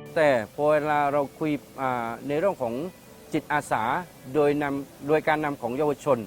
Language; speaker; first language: Thai; native; Thai